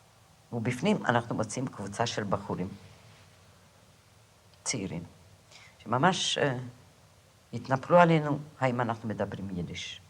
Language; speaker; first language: Hebrew; non-native, fluent; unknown